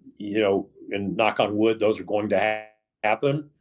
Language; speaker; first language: English; native; English